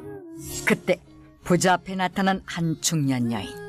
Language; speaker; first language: Korean; native; Korean